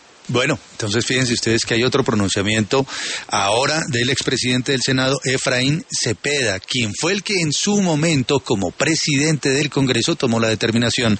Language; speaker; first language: Spanish; native; Spanish